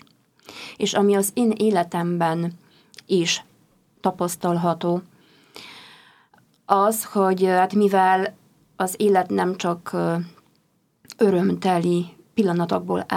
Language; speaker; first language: Hungarian; non-native, fluent; Polish